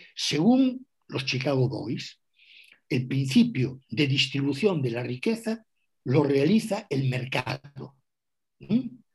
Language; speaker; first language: Spanish; non-native, local second language; Galician